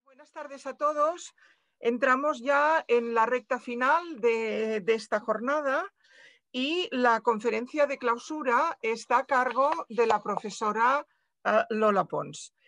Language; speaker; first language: Spanish; non-native, local second language; Catalan